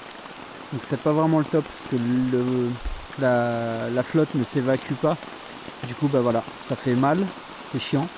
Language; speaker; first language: French; native; French